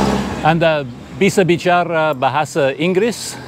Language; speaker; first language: Indonesian; non-native, learner; English